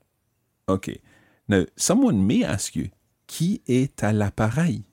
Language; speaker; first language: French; non-native, fluent; English